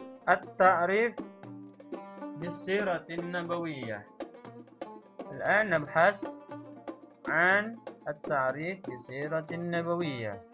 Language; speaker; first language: Arabic; non-native, fluent; Indonesian